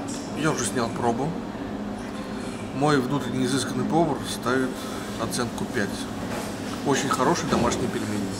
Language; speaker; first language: Russian; native; Russian